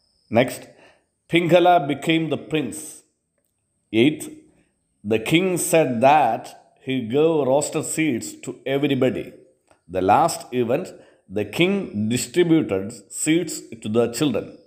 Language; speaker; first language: English; non-native, local second language; Malayalam